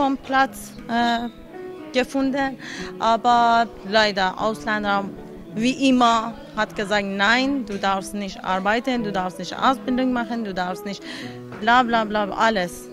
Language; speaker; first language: German; non-native, learner; Persian